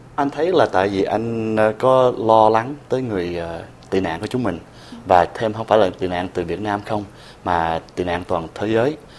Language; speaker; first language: Vietnamese; early bilingual, heritage; Vietnamese